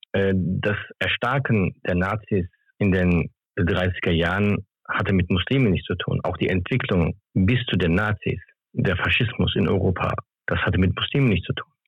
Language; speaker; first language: German; early bilingual, other home language; Turkish